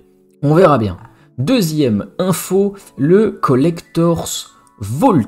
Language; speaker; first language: French; native; French